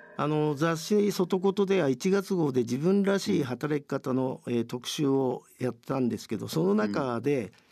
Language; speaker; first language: Japanese; native; Japanese